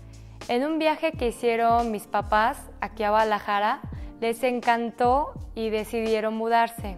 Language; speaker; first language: Spanish; early bilingual, other home language; Korean